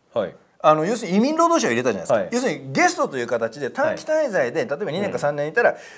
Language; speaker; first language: Japanese; native; Japanese